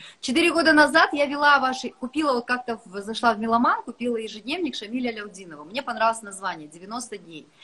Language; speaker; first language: Russian; native; Russian